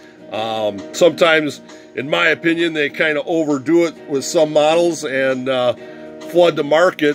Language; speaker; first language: English; native; English